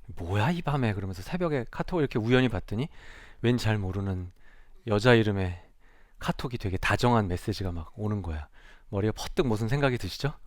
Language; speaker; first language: Korean; native; Korean